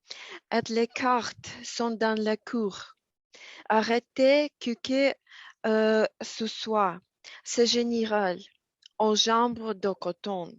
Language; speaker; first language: French; non-native, learner; Russian